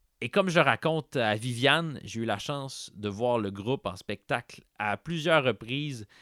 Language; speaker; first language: French; native; French